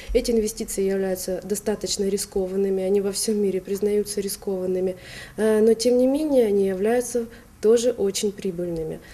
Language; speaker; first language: Russian; native; Russian